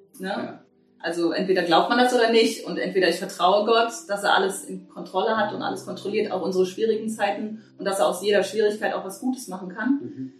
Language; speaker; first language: German; native; German